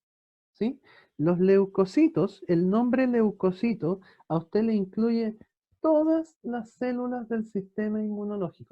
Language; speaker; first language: Spanish; native; Spanish